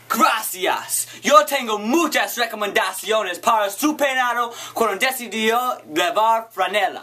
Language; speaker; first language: Spanish; non-native, learner; English